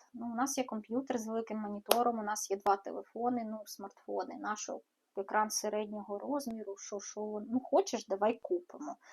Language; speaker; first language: Ukrainian; non-native, local second language; Russian